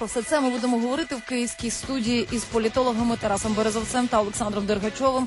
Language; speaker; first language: Ukrainian; native; Ukrainian